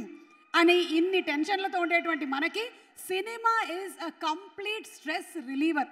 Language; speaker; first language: Telugu; native; Telugu